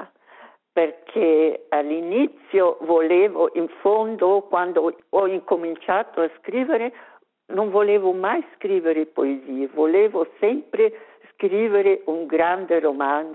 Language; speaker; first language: Italian; non-native, local second language; Romansh